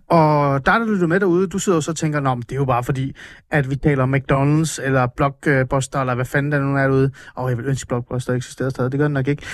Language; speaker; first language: Danish; early bilingual, other home language; Persian